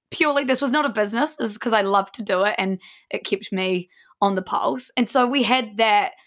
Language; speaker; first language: English; native; English